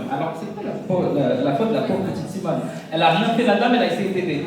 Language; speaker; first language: French; native; French